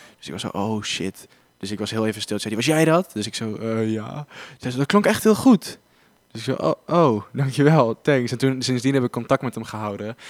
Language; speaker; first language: Dutch; native; Dutch